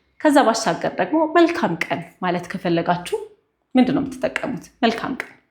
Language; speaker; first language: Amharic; non-native, local second language; Tigrinya